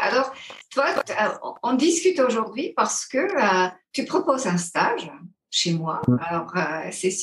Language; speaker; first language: French; non-native, fluent; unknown